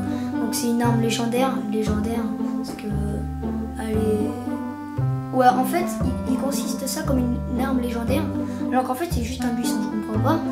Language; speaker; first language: French; native; French